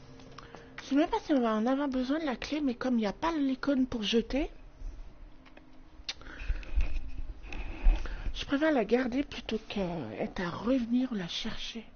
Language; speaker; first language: French; native; French